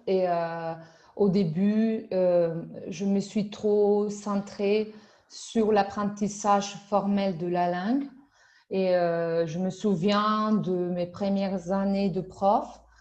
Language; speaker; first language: French; non-native, fluent; Spanish